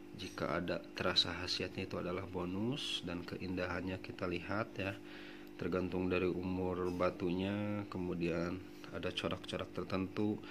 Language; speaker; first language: Indonesian; non-native, local second language; Sundanese